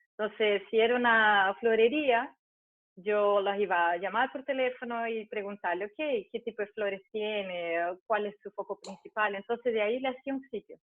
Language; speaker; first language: Spanish; early bilingual, heritage; Spanish